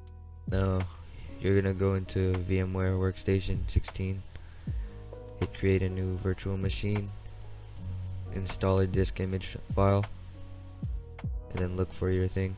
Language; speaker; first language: English; native; English